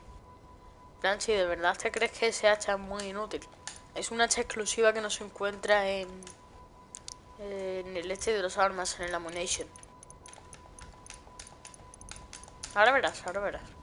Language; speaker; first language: Spanish; native; Spanish